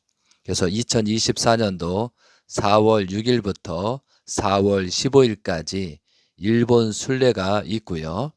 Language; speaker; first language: Korean; native; Korean